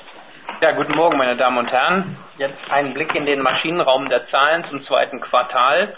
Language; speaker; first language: German; native; German